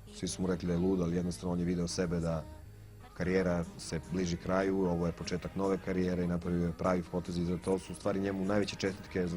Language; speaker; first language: Bosnian; native; Bosnian